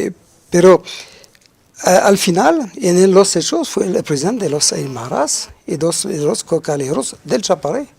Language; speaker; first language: Spanish; non-native, fluent; French